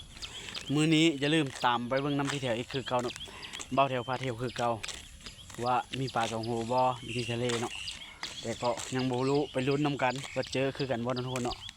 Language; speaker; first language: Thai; non-native, local second language; Northeastern Thai